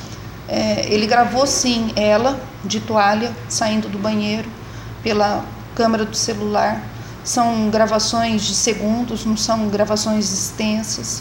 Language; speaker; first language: Portuguese; native; Portuguese